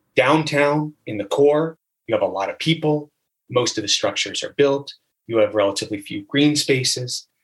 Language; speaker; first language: English; native; English